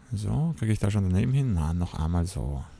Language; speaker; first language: German; native; German